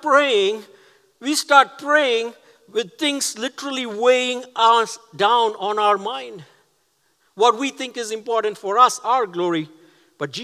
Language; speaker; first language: English; non-native, local second language; Tamil